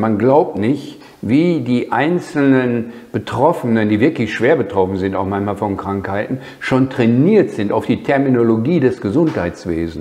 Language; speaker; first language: German; native; German